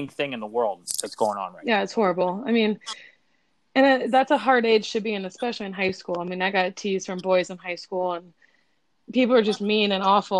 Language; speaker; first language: English; native; English